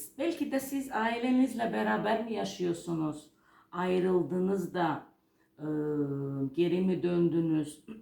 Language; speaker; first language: Turkish; non-native, fluent; Georgian